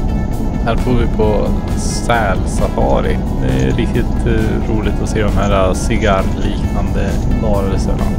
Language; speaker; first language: Swedish; native; Swedish